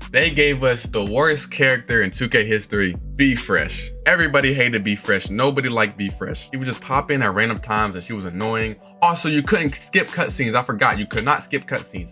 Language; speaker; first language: English; native; English